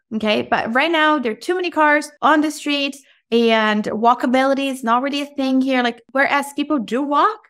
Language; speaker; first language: English; non-native, fluent; Portuguese